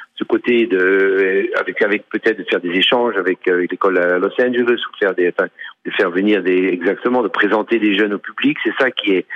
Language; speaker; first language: French; native; French